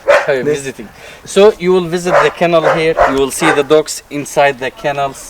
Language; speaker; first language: English; non-native, learner; Turkish